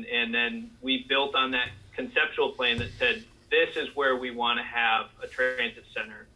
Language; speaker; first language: English; native; English